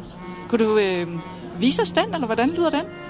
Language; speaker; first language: Danish; native; Danish